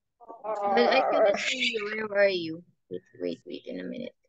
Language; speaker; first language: English; non-native, fluent; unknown